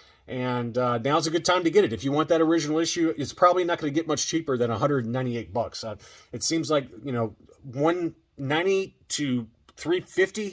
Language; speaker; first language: English; native; English